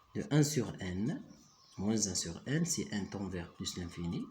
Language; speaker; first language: French; non-native, local second language; Arabic